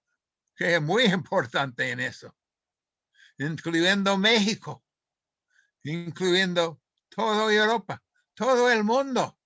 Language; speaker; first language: Spanish; non-native, fluent; English